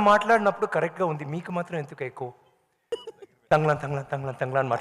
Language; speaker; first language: Telugu; non-native, learner; Tamil